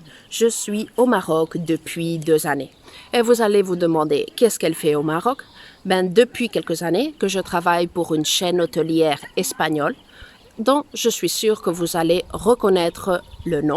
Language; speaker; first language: French; non-native, fluent; Spanish